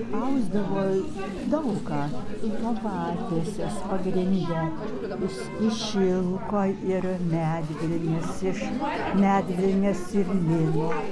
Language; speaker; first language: Lithuanian; native; Lithuanian